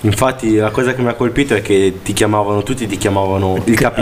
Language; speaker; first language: Italian; native; Italian